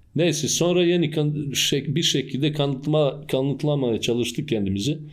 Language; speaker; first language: Turkish; non-native, fluent; Serbian